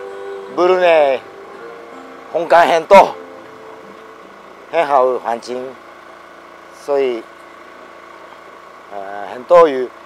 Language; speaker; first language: Chinese; non-native, learner; Japanese